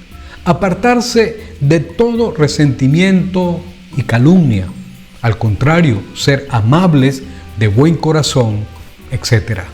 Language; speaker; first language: Spanish; native; Spanish